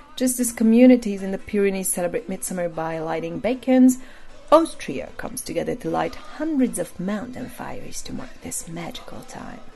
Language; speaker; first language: English; non-native, fluent; Hungarian